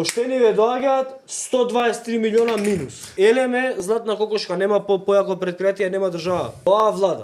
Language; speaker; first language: Macedonian; native; Macedonian